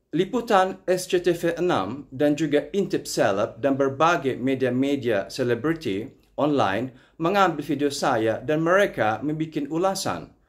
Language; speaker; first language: Indonesian; non-native, fluent; Italian